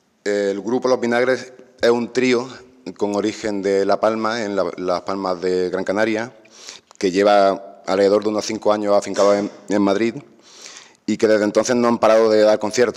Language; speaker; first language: Spanish; native; Spanish